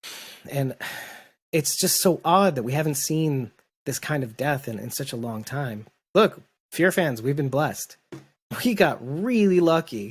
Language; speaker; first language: English; native; English